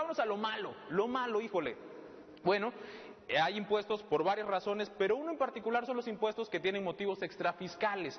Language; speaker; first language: Spanish; native; Spanish